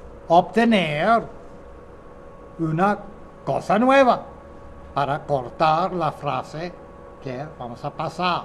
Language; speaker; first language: Spanish; non-native, fluent; English